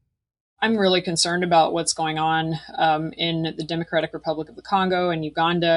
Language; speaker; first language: English; native; English